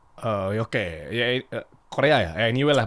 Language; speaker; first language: Indonesian; native; Indonesian